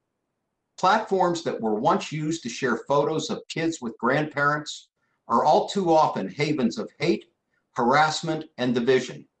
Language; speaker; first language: English; native; English